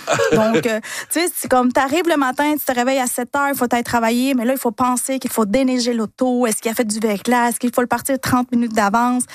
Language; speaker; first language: French; non-native, fluent; Spanish